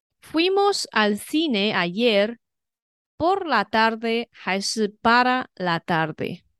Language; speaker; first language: Spanish; non-native, fluent; Chinese